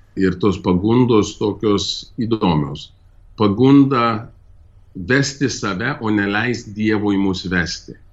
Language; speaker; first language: Lithuanian; early bilingual, heritage; Lithuanian